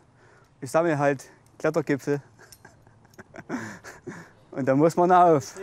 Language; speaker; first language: German; native; German